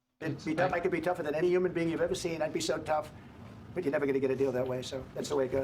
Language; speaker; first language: English; native; English